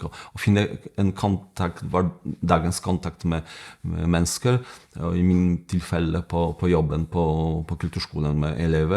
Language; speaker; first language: Norwegian; non-native, fluent; Polish